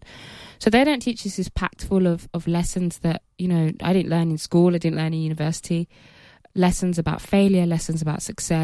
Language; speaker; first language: English; native; English